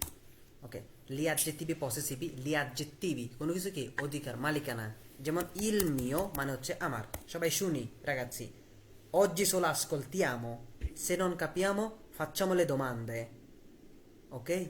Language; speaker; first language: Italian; non-native, fluent; Bangla